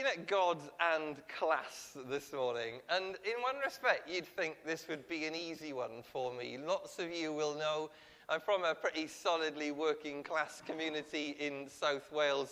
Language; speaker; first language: English; native; English